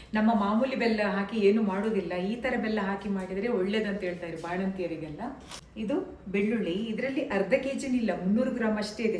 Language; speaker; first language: Kannada; non-native, local second language; Tulu